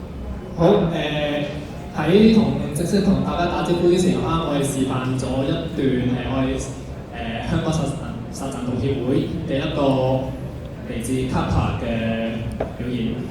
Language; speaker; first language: Cantonese; native; Cantonese